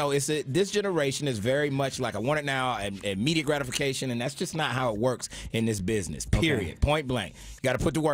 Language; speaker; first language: English; native; English